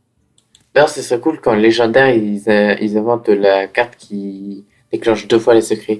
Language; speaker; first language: French; native; French